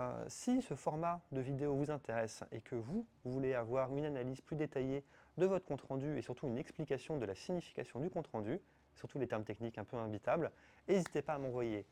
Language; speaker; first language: French; native; French